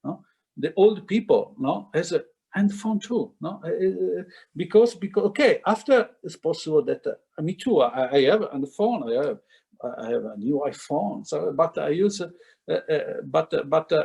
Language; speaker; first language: English; non-native, fluent; Italian